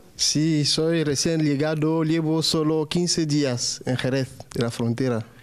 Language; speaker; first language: Spanish; non-native, learner; French